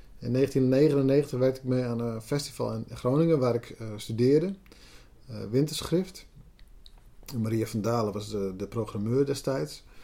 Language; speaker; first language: Dutch; non-native, local second language; Western Frisian